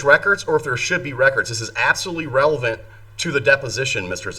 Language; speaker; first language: English; native; English